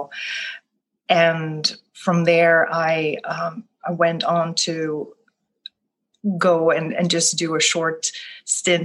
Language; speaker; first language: English; non-native, fluent; Swedish